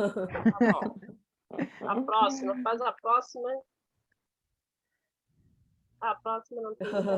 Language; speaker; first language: Portuguese; non-native, learner; Spanish